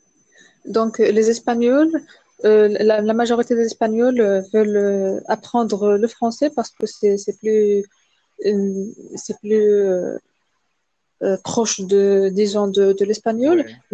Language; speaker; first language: French; non-native, local second language; Arabic